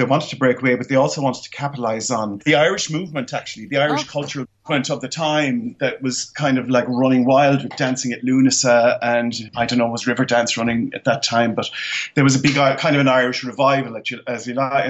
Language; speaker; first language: English; native; English